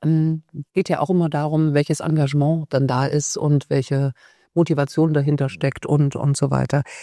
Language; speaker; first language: German; native; German